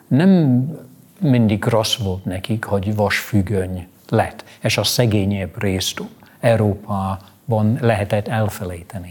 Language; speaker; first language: Hungarian; non-native, fluent; English